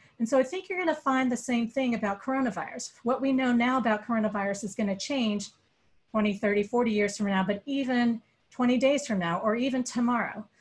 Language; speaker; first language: English; native; English